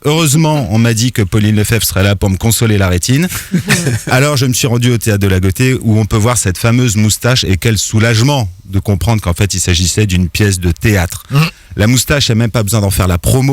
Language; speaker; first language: French; native; French